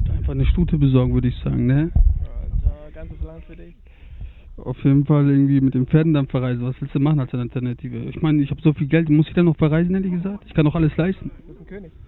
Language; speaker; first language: German; early bilingual, other home language; Turkish